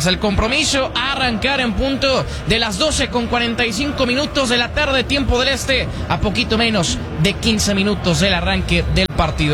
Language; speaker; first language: Spanish; native; Spanish